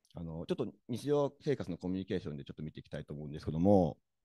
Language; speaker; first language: Japanese; native; Japanese